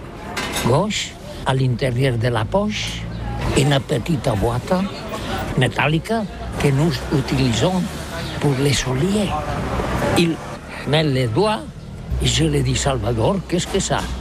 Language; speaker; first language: French; non-native, learner; Catalan